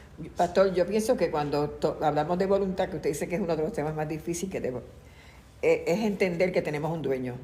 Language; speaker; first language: Spanish; native; Spanish